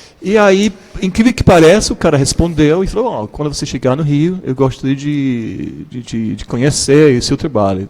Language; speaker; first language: Portuguese; non-native, fluent; English